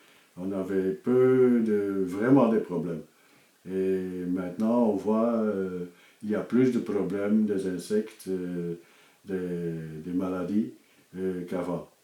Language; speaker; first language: French; non-native, fluent; Dutch